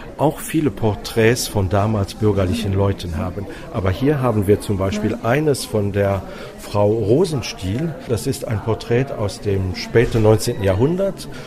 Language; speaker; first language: German; non-native, local second language; Luxembourgish